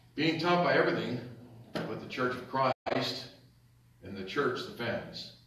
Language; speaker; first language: English; native; English